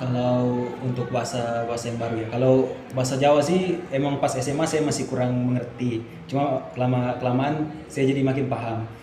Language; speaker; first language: Indonesian; early bilingual, heritage; Indonesian